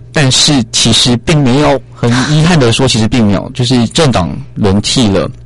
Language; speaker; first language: Chinese; native; Chinese